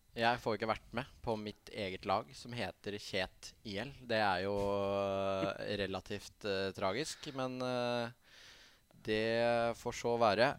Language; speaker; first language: Norwegian; native; Norwegian